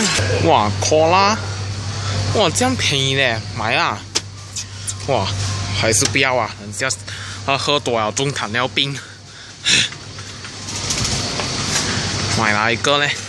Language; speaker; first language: Chinese; native; Chinese